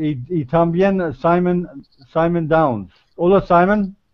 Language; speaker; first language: Spanish; non-native, learner; English